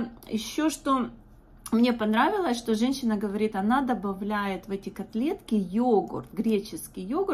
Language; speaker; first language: Russian; native; Russian